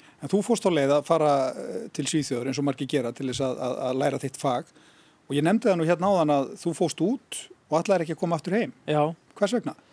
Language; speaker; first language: Icelandic; native; Icelandic